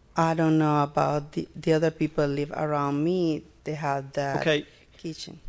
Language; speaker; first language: English; non-native, learner; Spanish